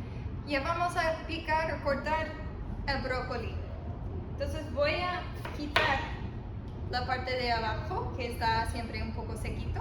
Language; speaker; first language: Spanish; early bilingual, heritage; Spanish